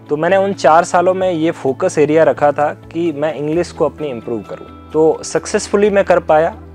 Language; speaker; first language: Hindi; native; Hindi